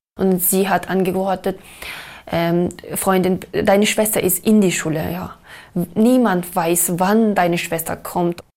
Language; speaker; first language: German; non-native, learner; Uyghur